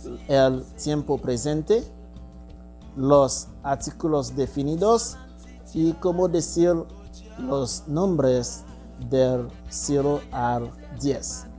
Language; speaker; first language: Spanish; non-native, fluent; Haitian Creole